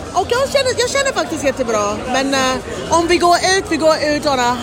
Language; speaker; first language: Swedish; non-native, fluent; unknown